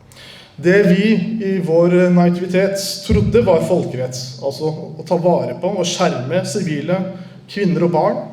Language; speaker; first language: Norwegian; early bilingual, other home language; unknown